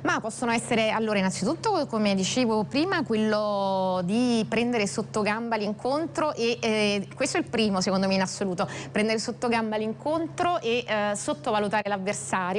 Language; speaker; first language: Italian; native; Italian